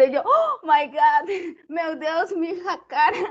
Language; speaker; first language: Portuguese; non-native, learner; Spanish